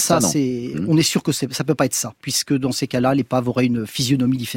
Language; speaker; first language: French; native; French